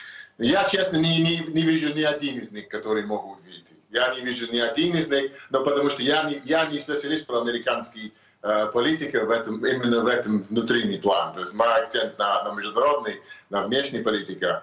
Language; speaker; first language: Russian; non-native, fluent; English